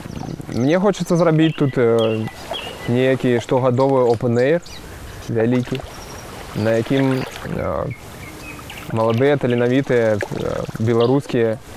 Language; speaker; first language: Belarusian; non-native, local second language; Russian